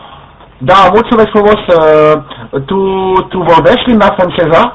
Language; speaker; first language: Romanian; non-native, learner; French